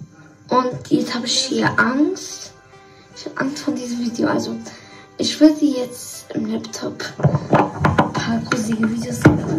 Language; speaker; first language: German; early bilingual, other home language; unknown